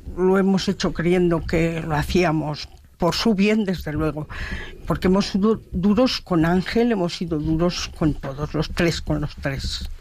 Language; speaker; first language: Spanish; native; Spanish